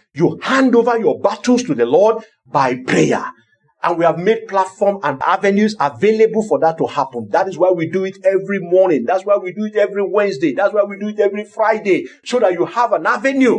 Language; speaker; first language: English; non-native, local second language; Yoruba